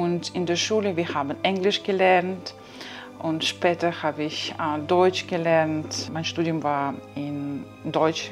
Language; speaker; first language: German; non-native, fluent; Kazakh